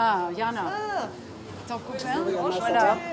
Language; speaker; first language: French; non-native, learner; German